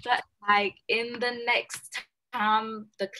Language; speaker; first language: English; non-native, learner; Vietnamese